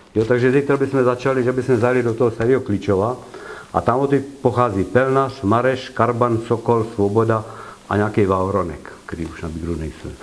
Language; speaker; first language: Czech; early bilingual, heritage; Czech